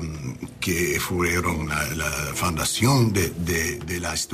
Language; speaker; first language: Spanish; non-native, learner; English